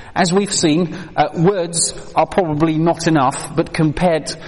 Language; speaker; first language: English; non-native, fluent; Dutch